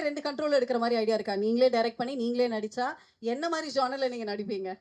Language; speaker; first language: Tamil; native; Tamil